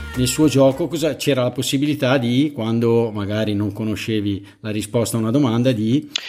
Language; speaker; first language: Italian; native; Italian